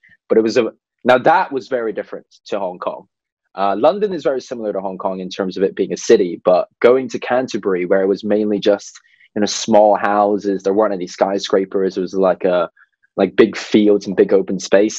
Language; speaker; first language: English; non-native, local second language; Cantonese